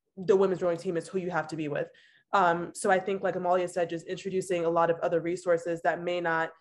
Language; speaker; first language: English; native; English